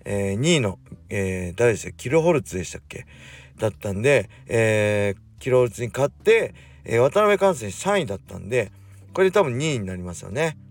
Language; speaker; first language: Japanese; native; Japanese